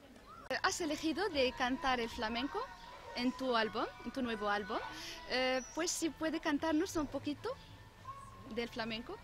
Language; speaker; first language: Spanish; non-native, fluent; Arabic